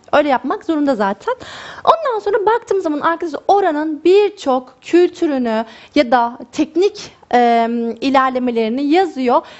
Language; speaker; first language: Turkish; native; Turkish